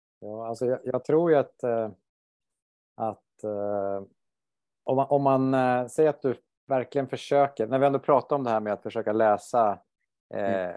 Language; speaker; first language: Swedish; native; Swedish